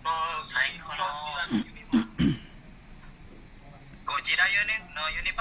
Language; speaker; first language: Japanese; non-native, learner; Indonesian